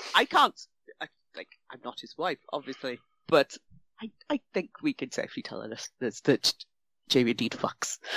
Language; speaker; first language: English; native; English